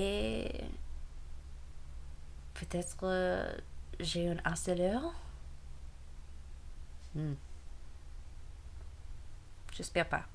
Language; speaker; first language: French; non-native, learner; English